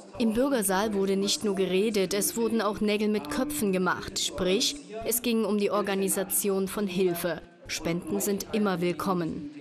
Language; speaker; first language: German; native; German